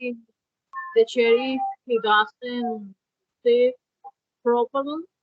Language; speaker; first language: English; non-native, learner; Spanish